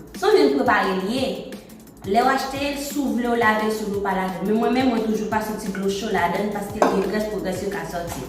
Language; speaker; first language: French; non-native, learner; Haitian Creole